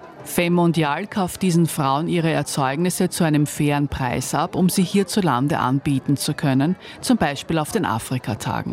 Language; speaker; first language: German; native; German